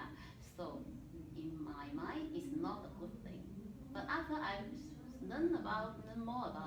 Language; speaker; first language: English; non-native, learner; Chinese